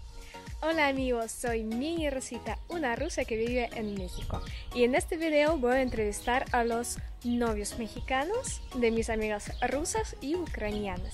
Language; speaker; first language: Spanish; non-native, fluent; Russian